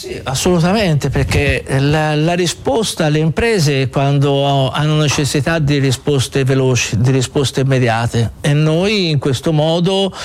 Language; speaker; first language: Italian; native; Italian